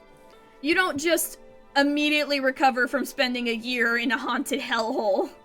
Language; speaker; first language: English; native; English